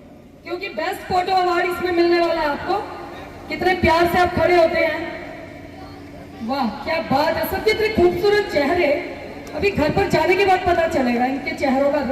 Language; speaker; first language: Hindi; native; Hindi